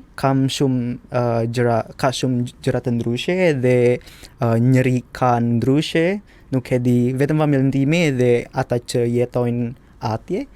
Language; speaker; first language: Albanian; non-native, learner; Indonesian